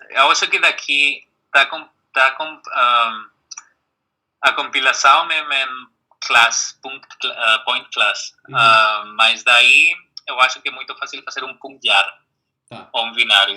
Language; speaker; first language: Portuguese; non-native, fluent; Spanish